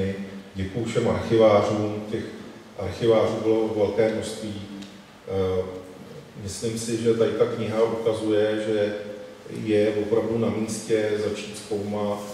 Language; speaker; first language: Czech; native; Czech